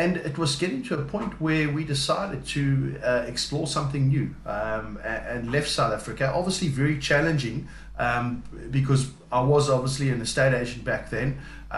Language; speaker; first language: English; native; English